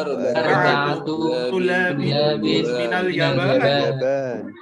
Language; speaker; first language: Arabic; non-native, learner; Indonesian